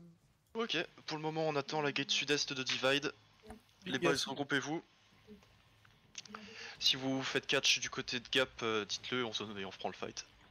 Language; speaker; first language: French; native; French